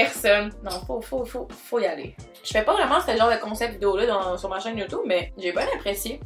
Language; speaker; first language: French; native; French